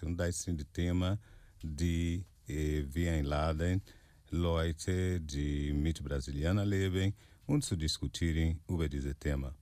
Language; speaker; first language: German; non-native, fluent; Portuguese